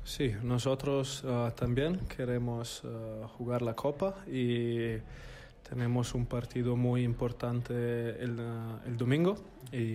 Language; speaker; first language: Spanish; non-native, fluent; Italian